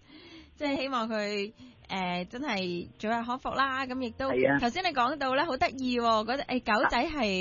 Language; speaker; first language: Cantonese; native; Cantonese